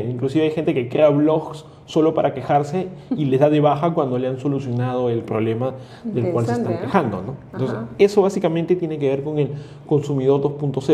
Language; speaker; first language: Spanish; native; Spanish